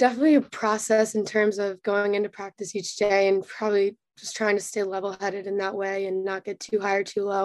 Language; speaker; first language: English; native; English